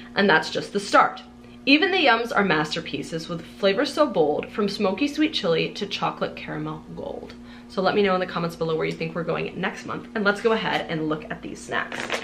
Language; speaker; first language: English; native; English